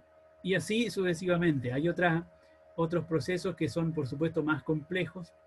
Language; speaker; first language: Spanish; native; Spanish